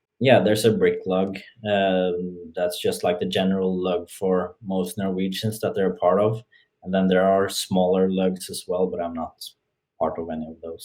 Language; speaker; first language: English; non-native, fluent; Norwegian